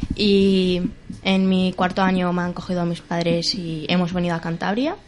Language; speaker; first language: Spanish; early bilingual, other home language; Arabic